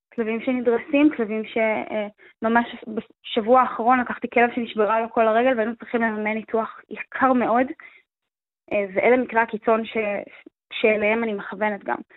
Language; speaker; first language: Hebrew; native; Hebrew